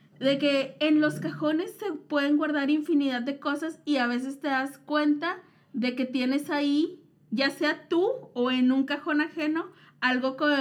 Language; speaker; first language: Spanish; native; Spanish